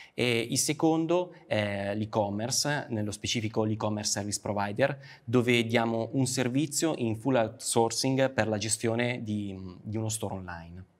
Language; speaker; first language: Italian; native; Italian